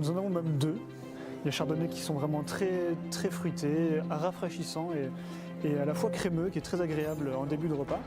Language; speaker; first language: French; native; French